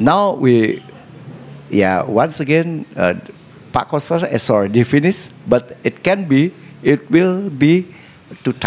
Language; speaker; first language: English; non-native, learner; Indonesian